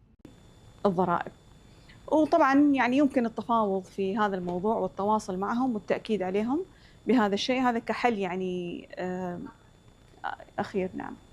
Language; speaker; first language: Arabic; native; Arabic